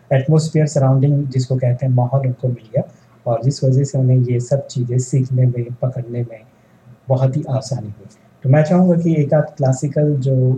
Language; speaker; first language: Hindi; native; Hindi